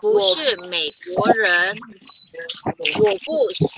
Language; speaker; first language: Chinese; non-native, fluent; Filipino